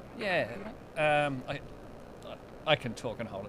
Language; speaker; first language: English; native; English